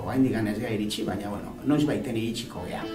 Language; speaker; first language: Basque; native; Basque